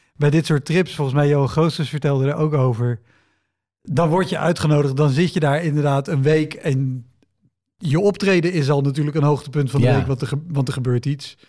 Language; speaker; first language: Dutch; native; Dutch